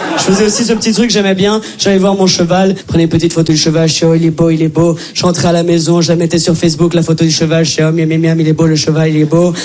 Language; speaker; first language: French; native; French